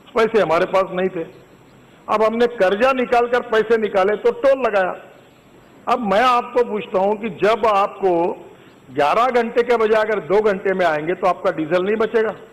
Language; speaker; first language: Hindi; non-native, local second language; Marathi